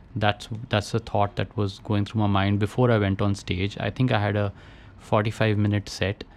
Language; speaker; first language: English; non-native, local second language; Hindi